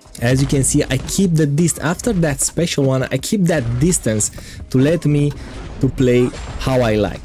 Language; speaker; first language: English; non-native, fluent; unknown